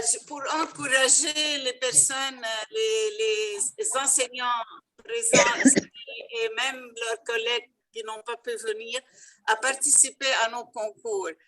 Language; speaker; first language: French; non-native, local second language; Arabic